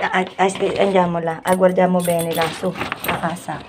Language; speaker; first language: Italian; non-native, learner; Filipino